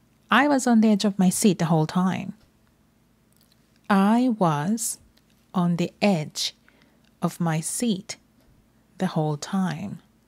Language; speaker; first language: English; non-native, fluent; Japanese